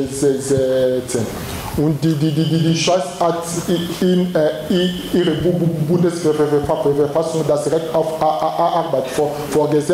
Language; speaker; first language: German; non-native, learner; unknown